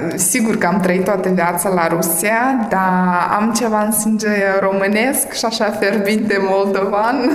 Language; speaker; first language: Romanian; early bilingual, heritage; Romanian